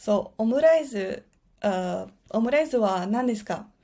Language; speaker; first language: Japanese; non-native, fluent; Spanish